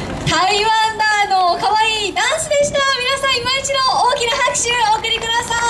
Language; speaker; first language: Japanese; native; Japanese